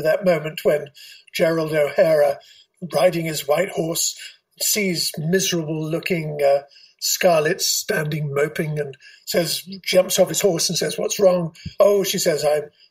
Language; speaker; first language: English; native; English